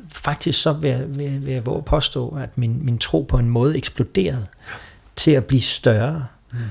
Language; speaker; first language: Danish; native; Danish